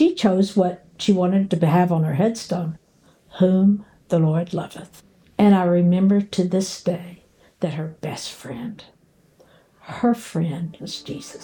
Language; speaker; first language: English; native; English